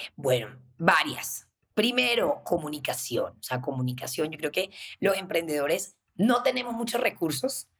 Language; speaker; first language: Spanish; native; Spanish